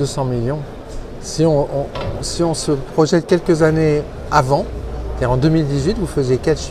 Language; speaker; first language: French; native; French